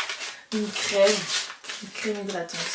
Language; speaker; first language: French; native; French